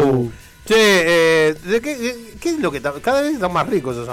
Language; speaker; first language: Spanish; native; Spanish